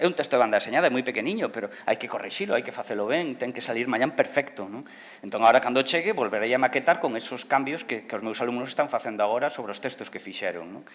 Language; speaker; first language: Galician; non-native, local second language; Spanish